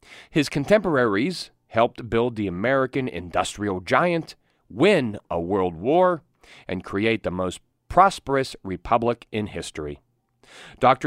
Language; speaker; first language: English; native; English